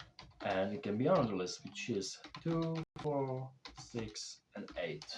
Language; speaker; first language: English; non-native, fluent; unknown